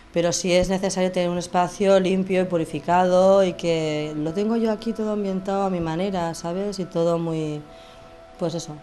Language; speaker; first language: Spanish; native; Spanish